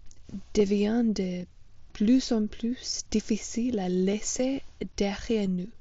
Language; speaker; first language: French; non-native, fluent; English